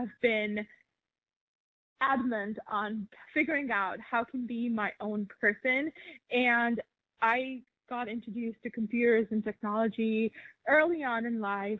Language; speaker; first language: English; non-native, local second language; Urdu